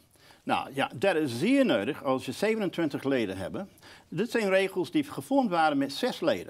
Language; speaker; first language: Dutch; non-native, fluent; English